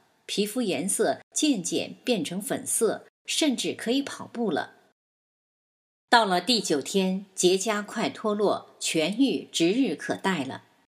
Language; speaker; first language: Chinese; native; Chinese